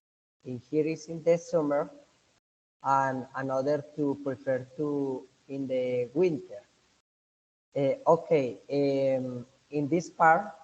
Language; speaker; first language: English; non-native, learner; Spanish